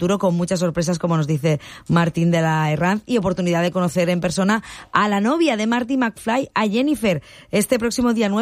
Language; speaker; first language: Spanish; native; Spanish